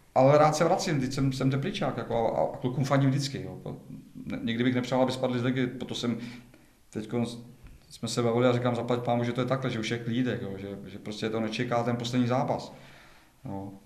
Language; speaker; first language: Czech; native; Czech